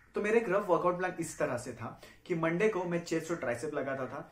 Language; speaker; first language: Hindi; non-native, local second language; Marathi